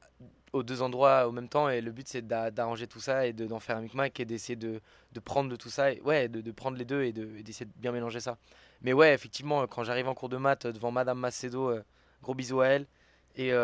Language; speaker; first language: French; native; French